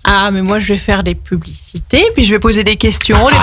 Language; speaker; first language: French; native; French